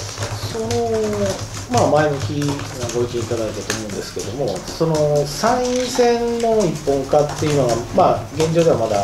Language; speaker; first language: Japanese; native; Japanese